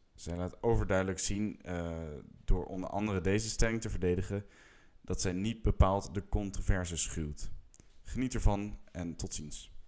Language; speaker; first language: English; non-native, fluent; Dutch